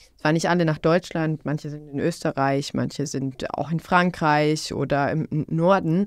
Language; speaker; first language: German; non-native, fluent; Bosnian